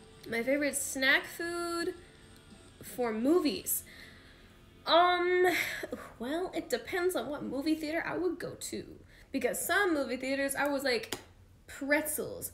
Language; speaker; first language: English; native; English